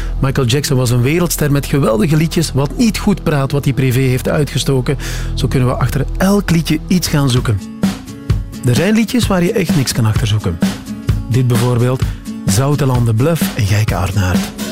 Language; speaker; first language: Dutch; native; Dutch